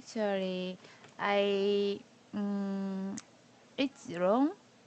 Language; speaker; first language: English; non-native, learner; Korean